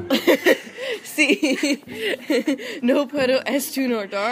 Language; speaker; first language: Spanish; non-native, learner; English